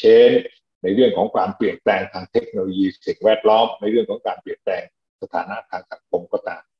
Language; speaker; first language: Thai; native; Thai